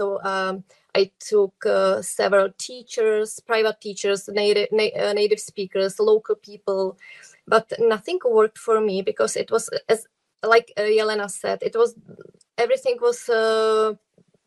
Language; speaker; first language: English; non-native, fluent; Czech